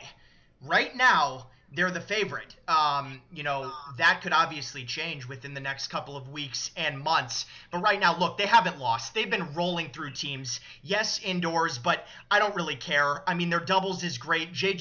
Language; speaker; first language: English; native; English